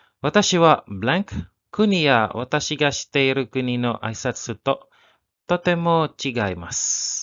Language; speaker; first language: Japanese; non-native, learner; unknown